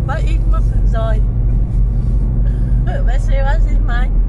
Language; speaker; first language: German; non-native, learner; Vietnamese